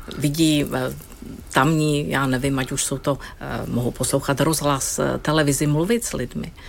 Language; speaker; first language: Czech; native; Czech